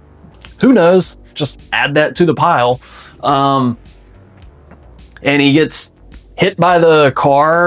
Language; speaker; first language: English; native; English